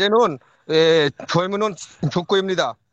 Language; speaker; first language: Korean; non-native, learner; Bangla